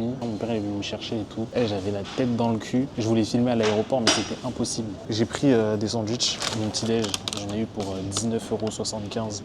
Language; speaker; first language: French; native; French